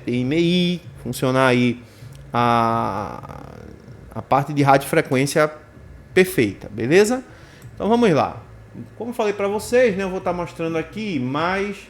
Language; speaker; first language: Portuguese; native; Portuguese